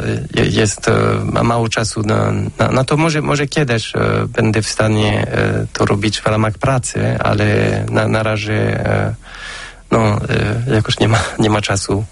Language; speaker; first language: Polish; non-native, fluent; French